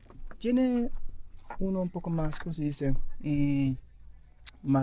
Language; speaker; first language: Spanish; non-native, fluent; German